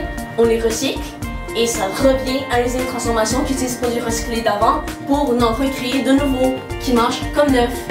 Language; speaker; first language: French; native; French